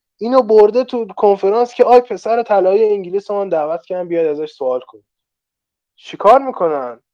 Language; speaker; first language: Persian; native; Persian